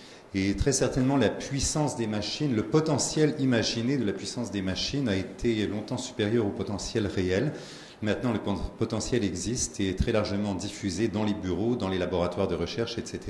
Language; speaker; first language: French; native; French